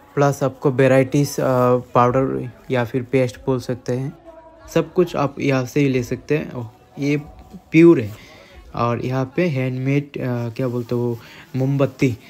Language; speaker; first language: Hindi; non-native, local second language; Bangla